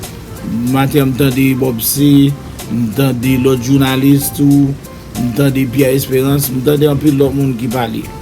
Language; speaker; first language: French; non-native, local second language; Haitian Creole